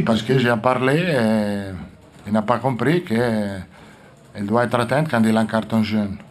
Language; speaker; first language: French; non-native, learner; Italian